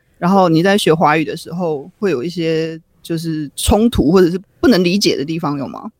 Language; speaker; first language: Chinese; native; Chinese